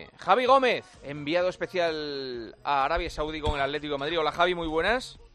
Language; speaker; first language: Spanish; native; Spanish